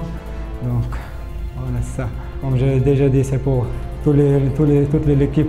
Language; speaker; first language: French; non-native, learner; Chechen